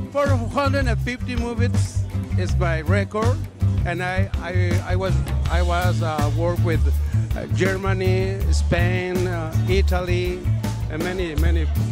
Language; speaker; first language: English; non-native, learner; Spanish